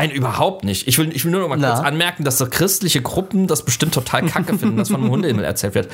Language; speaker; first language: German; native; German